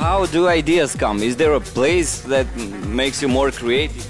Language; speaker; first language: English; non-native, fluent; Romanian